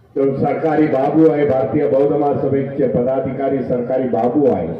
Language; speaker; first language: Hindi; non-native, local second language; Marathi